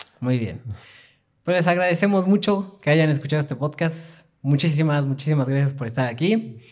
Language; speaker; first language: Spanish; native; Spanish